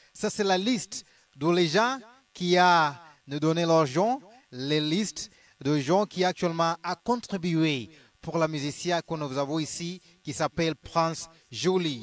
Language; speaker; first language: French; non-native, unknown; Luo (Kenya and Tanzania)